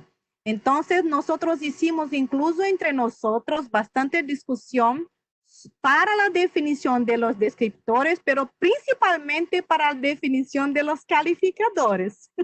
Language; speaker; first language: Spanish; non-native, fluent; Portuguese